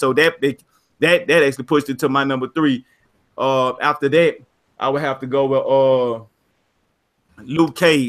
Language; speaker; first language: English; native; English